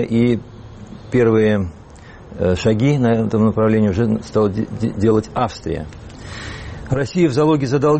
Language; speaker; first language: Russian; native; Russian